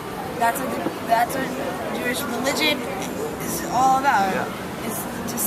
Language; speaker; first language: English; non-native, fluent; Hebrew